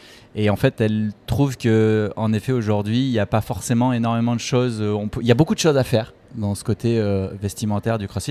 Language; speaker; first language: French; native; French